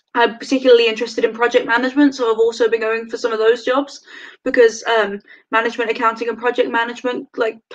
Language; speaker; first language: English; native; English